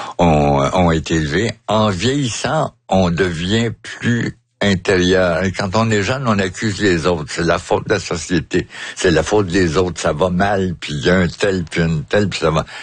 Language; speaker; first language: French; native; French